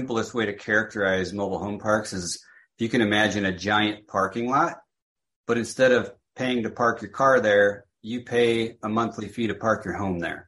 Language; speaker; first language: English; native; English